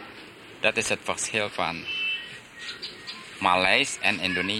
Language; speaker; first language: Dutch; early bilingual, heritage; Dutch